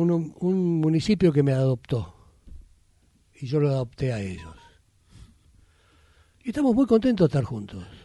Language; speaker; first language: Spanish; native; Spanish